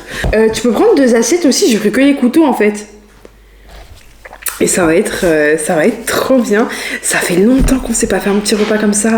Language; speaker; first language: French; native; French